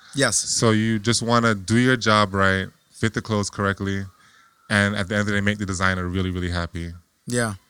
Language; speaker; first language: English; native; English